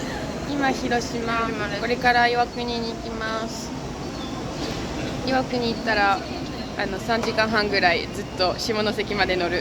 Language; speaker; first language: Japanese; non-native, fluent; French